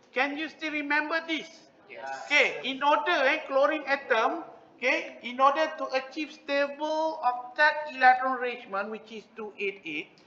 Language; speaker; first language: English; non-native, local second language; Malay